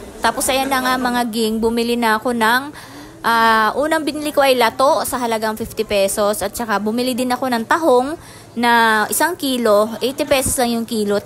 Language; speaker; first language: Filipino; non-native, local second language; Cebuano